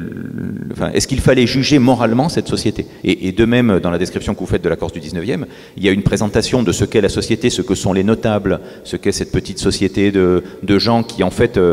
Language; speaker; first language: French; native; French